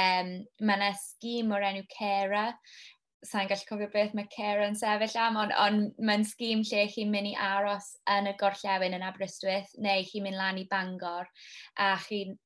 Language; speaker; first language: Welsh; non-native, local second language; English